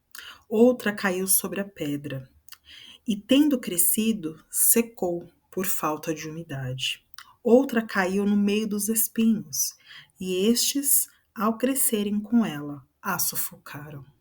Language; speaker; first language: Portuguese; native; Portuguese